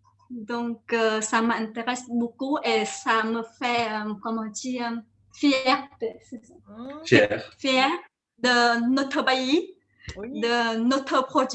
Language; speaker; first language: French; non-native, learner; Vietnamese